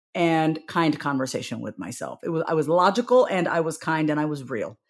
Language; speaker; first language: English; native; English